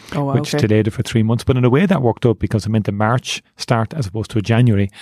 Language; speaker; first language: English; native; English